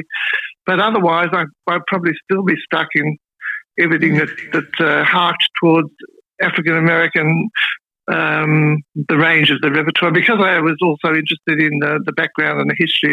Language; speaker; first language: English; native; English